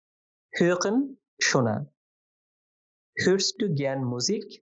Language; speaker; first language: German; non-native, fluent; Bangla